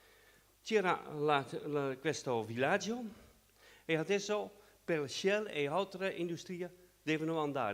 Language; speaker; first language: Italian; non-native, fluent; Dutch